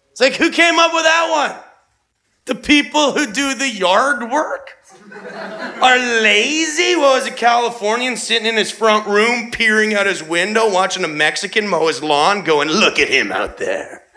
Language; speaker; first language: English; native; English